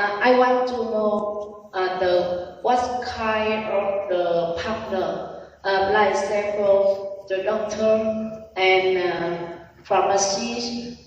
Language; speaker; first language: English; non-native, learner; Vietnamese